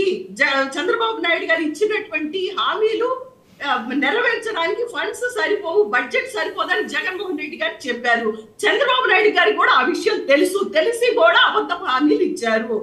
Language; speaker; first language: Telugu; native; Telugu